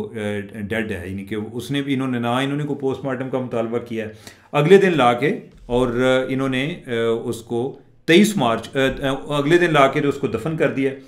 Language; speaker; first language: Urdu; non-native, local second language; Punjabi